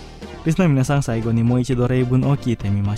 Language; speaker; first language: Japanese; non-native, fluent; Indonesian